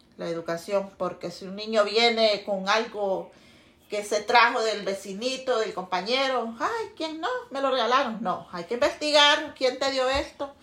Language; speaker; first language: Spanish; native; Spanish